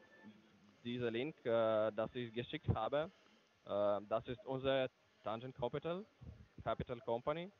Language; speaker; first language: German; non-native, learner; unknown